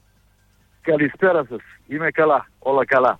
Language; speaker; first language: Greek; non-native, fluent; Serbian